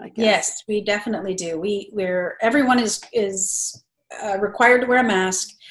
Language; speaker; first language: English; native; English